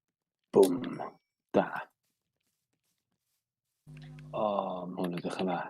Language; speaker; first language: Welsh; native; Welsh